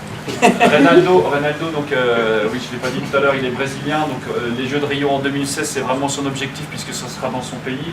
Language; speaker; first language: French; native; French